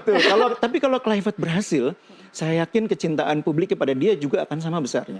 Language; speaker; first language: Indonesian; native; Indonesian